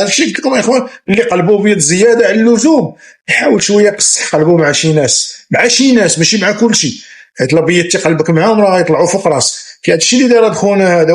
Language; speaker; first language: Arabic; native; Arabic